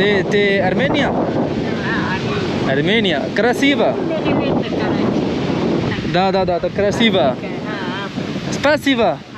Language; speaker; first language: Russian; non-native, learner; Hindi